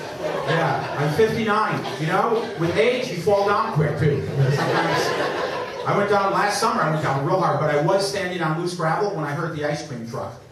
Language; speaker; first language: English; native; English